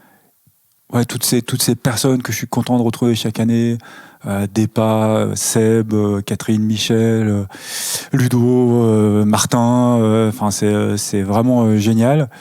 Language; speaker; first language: French; native; French